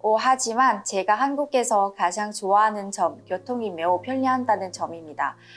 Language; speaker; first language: Korean; non-native, fluent; Vietnamese